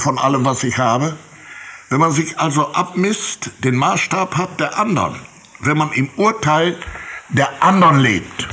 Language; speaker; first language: German; native; German